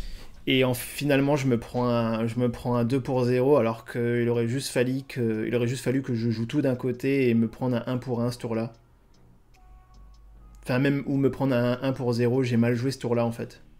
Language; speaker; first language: French; native; French